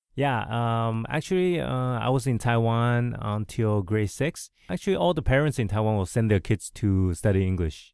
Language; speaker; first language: English; early bilingual, other home language; Chinese